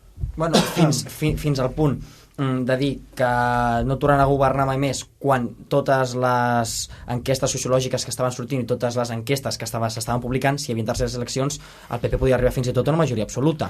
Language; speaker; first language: Catalan; native; Catalan